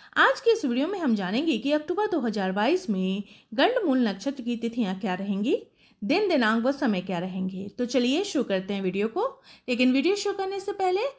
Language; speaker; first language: Hindi; native; Hindi